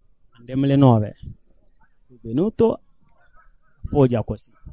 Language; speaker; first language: Italian; non-native, learner; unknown